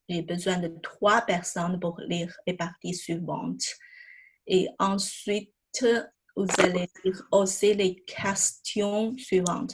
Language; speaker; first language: French; non-native, fluent; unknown